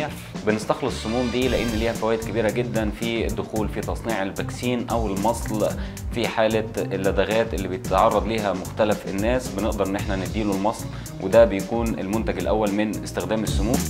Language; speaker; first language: Arabic; native; Arabic